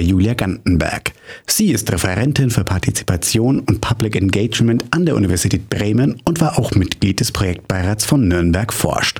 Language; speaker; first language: German; native; German